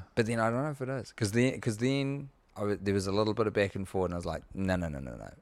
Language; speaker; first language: English; native; English